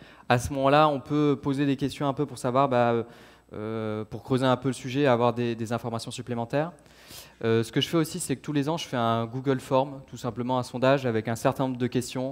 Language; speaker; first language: French; native; French